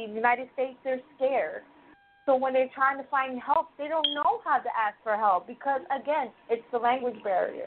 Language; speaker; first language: English; early bilingual, other home language; Spanish